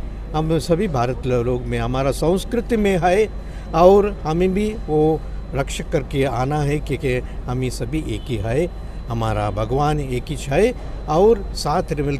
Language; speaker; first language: Hindi; non-native, local second language; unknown